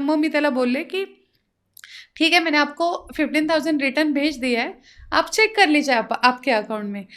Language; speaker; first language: Hindi; non-native, local second language; Marathi